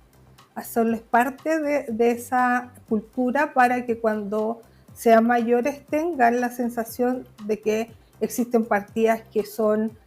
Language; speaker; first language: Spanish; native; Spanish